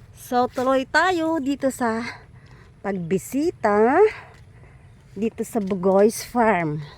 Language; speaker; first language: Filipino; native; Filipino